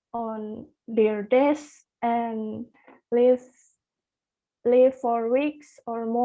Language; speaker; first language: English; non-native, learner; Indonesian